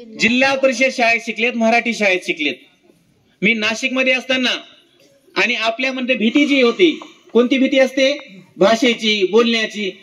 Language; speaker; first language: Marathi; non-native, local second language; Urdu